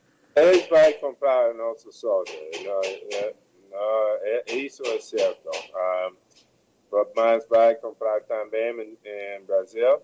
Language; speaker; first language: Portuguese; non-native, fluent; English